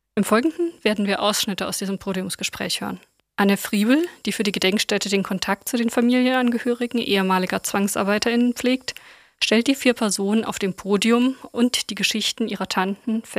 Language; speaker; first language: German; native; German